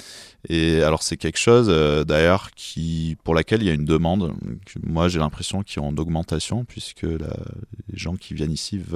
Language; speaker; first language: French; native; French